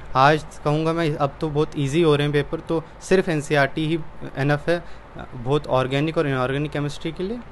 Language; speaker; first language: Hindi; native; Hindi